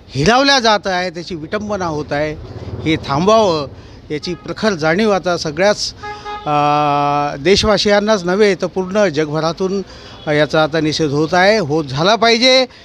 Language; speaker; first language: Marathi; native; Marathi